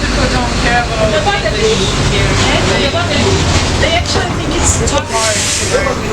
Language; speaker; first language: English; non-native, learner; Portuguese